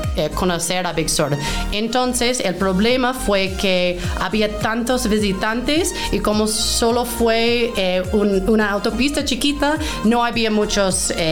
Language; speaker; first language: Spanish; non-native, fluent; English